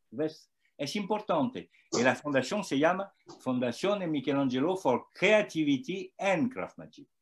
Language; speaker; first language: Spanish; non-native, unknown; French